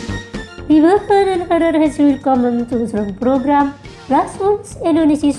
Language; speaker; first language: German; non-native, fluent; Indonesian